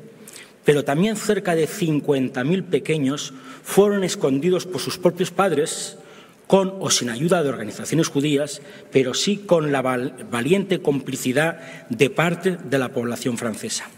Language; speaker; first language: Spanish; native; Spanish